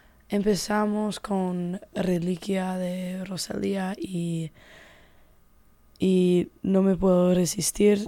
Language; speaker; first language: Spanish; non-native, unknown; English